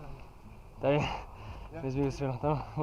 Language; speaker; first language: Spanish; non-native, learner; English